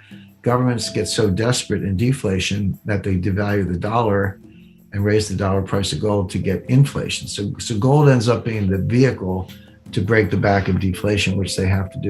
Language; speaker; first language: English; native; English